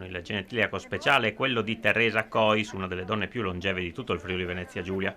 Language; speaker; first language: Italian; native; Italian